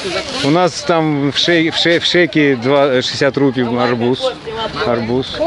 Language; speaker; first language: Russian; native; Russian